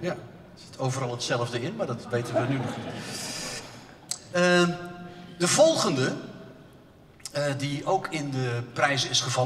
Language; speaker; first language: Dutch; native; Dutch